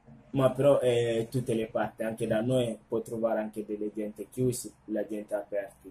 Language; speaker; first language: Italian; non-native, learner; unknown